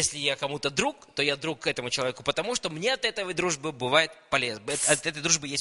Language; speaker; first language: Russian; native; Russian